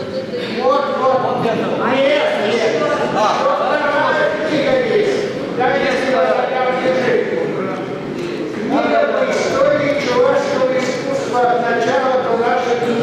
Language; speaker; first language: Russian; native; Russian